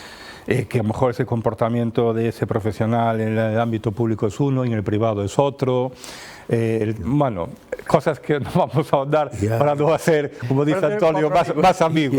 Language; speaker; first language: Spanish; native; Spanish